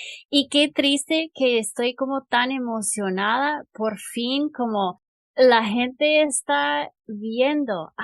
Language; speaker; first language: Spanish; non-native, fluent; English